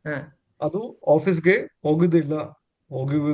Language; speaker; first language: Kannada; non-native, learner; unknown